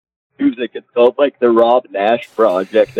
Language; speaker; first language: English; native; English